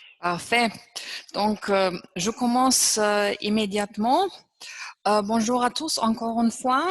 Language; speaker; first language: French; non-native, fluent; German